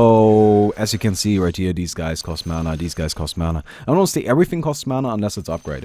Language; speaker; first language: English; non-native, fluent; German